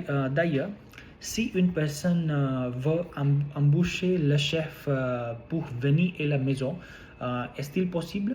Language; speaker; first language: French; non-native, learner; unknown